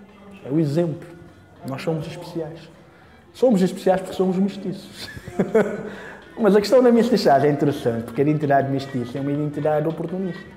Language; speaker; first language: Portuguese; non-native, local second language; Kabuverdianu